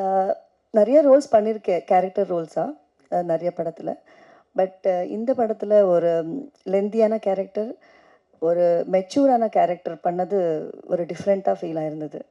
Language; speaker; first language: Tamil; non-native, fluent; Kannada